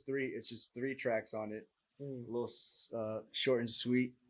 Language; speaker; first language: English; native; English